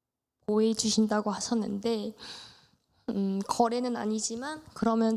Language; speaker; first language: Korean; native; Korean